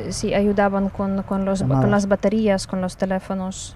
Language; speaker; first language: Spanish; non-native, learner; Ukrainian